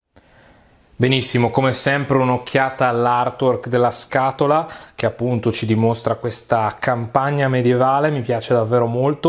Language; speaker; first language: Italian; native; Italian